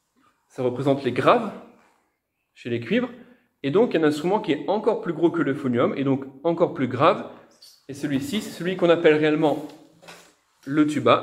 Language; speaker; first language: French; native; French